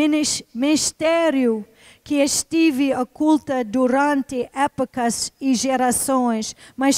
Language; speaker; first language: Portuguese; non-native, fluent; English